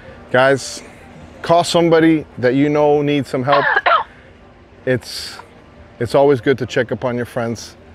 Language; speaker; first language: English; early bilingual, other home language; Spanish